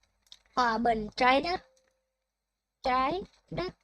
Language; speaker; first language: Vietnamese; non-native, learner; Thai